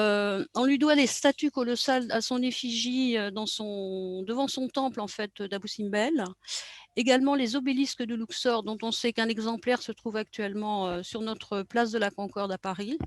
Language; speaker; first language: French; native; French